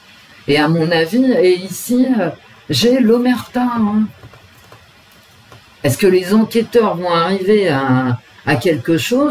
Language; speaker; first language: French; native; French